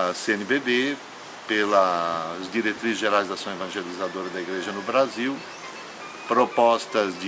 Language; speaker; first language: Portuguese; native; Portuguese